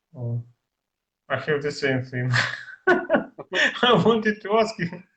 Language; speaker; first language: English; non-native, learner; Ukrainian